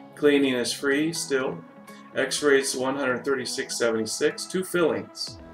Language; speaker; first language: English; native; English